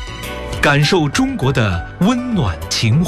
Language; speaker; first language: Chinese; native; Chinese